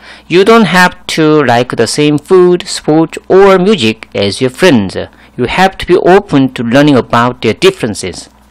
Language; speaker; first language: English; non-native, fluent; Korean